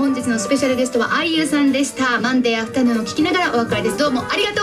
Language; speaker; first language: Japanese; native; Japanese